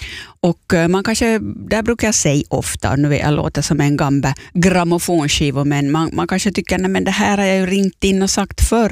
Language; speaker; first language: Swedish; native; Swedish